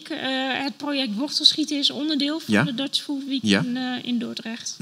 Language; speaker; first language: Dutch; native; Dutch